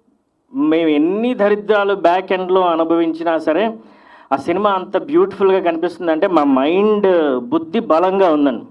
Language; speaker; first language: Telugu; native; Telugu